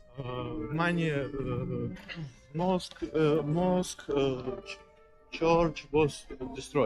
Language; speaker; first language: English; non-native, learner; Azerbaijani